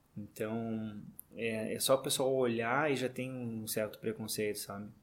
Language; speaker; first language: Portuguese; native; Portuguese